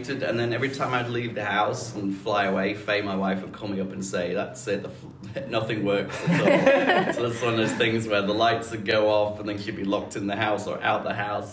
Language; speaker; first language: English; native; English